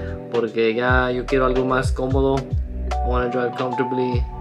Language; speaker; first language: Spanish; early bilingual, heritage; Spanish